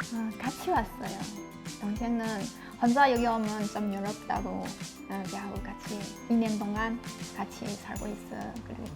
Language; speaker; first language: Korean; non-native, learner; Chinese